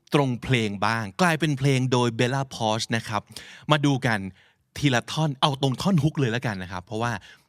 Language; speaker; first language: Thai; native; Thai